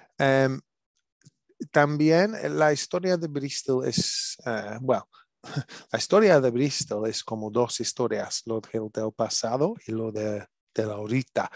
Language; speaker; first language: Spanish; non-native, learner; English